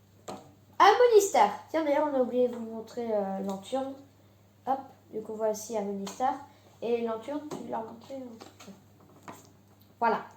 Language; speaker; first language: French; native; French